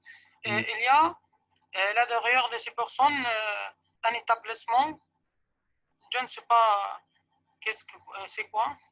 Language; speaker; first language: French; non-native, learner; Arabic